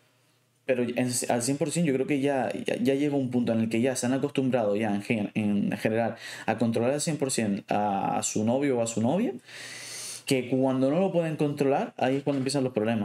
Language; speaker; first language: Spanish; native; Spanish